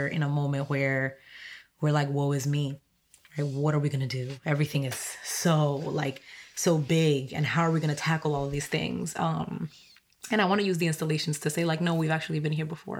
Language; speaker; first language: English; non-native, fluent; Spanish